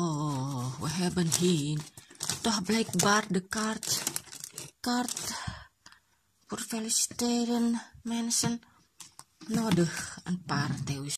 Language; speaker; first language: Dutch; non-native, local second language; Indonesian